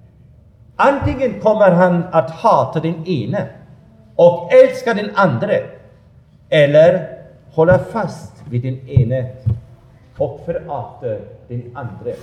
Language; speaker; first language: Swedish; non-native, fluent; German